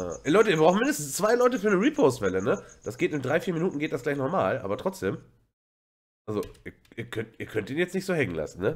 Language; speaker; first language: German; native; German